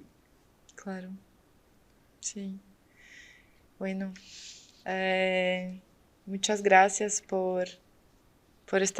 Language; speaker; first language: Spanish; non-native, fluent; Portuguese